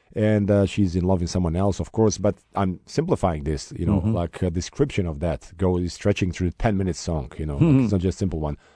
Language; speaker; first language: English; non-native, fluent; Bosnian